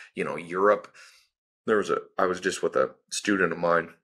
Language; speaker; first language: English; native; English